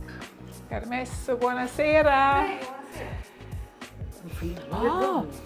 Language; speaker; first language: Italian; non-native, learner; German